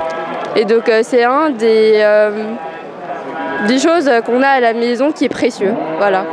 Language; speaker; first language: French; early bilingual, other home language; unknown